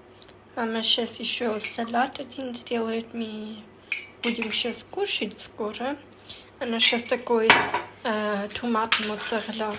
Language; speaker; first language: Russian; early bilingual, heritage; Russian